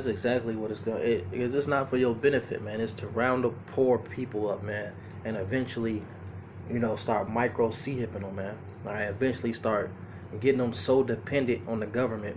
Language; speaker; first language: English; native; English